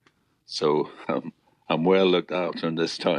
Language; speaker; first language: English; native; English